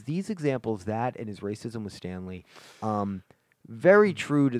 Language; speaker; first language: English; native; English